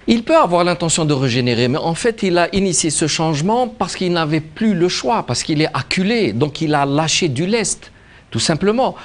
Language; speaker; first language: French; non-native, local second language; Arabic